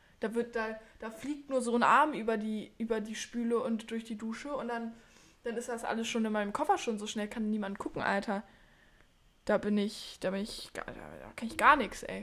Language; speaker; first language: German; native; German